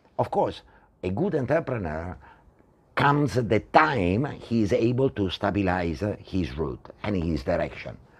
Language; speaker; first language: English; non-native, fluent; Italian